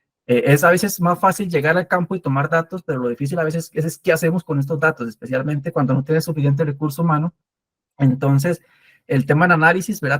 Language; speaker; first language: Spanish; native; Spanish